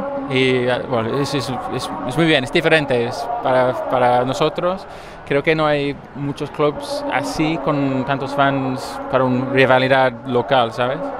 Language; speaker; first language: Spanish; non-native, fluent; English